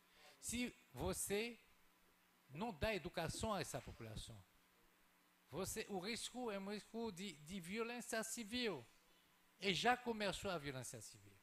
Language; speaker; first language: Portuguese; non-native, fluent; French